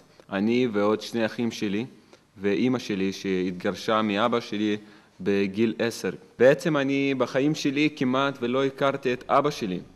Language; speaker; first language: Hebrew; non-native, fluent; Russian